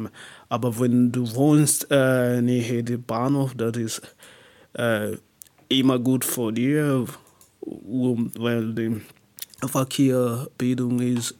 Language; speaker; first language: German; non-native, learner; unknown